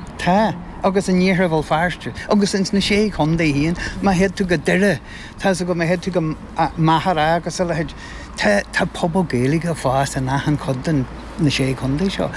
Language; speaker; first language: Irish; non-native, local second language; English